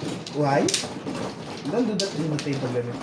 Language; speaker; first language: English; non-native, learner; Filipino